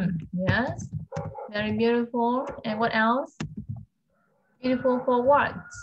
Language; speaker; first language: English; non-native, fluent; Vietnamese